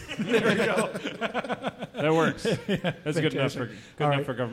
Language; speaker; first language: English; native; English